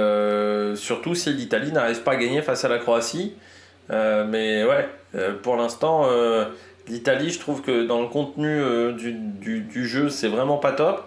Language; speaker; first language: French; native; French